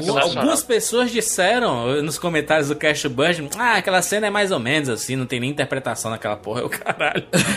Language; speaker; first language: Portuguese; native; Portuguese